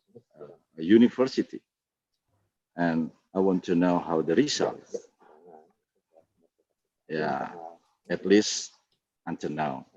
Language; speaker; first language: English; non-native, fluent; Indonesian